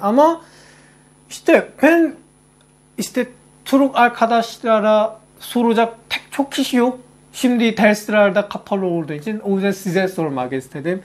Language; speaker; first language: Turkish; non-native, learner; Korean